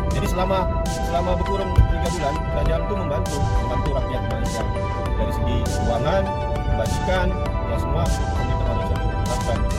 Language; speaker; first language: Indonesian; native; Indonesian